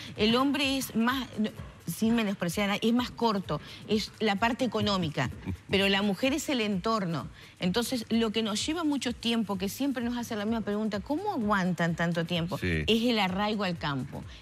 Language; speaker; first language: Spanish; native; Spanish